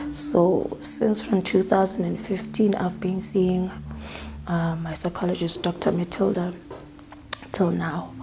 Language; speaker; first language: English; non-native, local second language; Southern Sotho